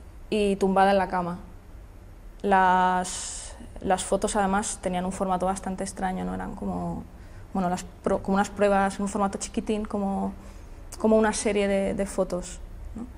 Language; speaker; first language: Spanish; native; Spanish